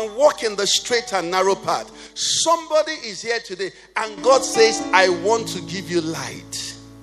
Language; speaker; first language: English; non-native, local second language; Igbo